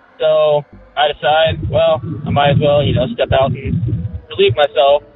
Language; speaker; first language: English; native; English